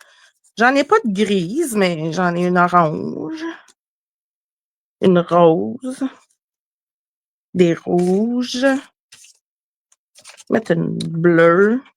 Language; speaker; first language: French; native; French